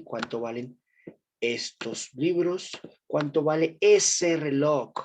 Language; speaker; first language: Spanish; native; Spanish